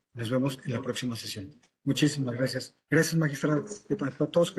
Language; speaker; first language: Spanish; native; Spanish